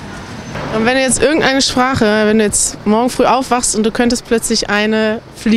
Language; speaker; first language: German; native; German